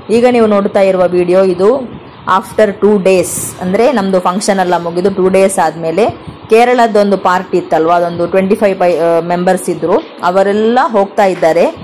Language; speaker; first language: Kannada; non-native, local second language; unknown